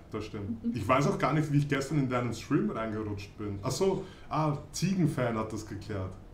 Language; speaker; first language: German; early bilingual, other home language; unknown